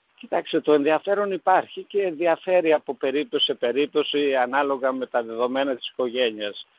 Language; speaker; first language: Greek; native; Greek